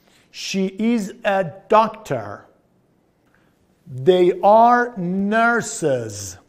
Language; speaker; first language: English; non-native, fluent; Persian